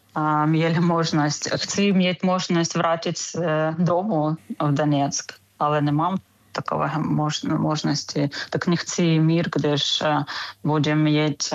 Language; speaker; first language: Czech; non-native, learner; Ukrainian